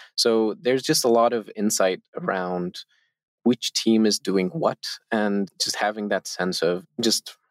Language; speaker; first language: English; non-native, fluent; Turkish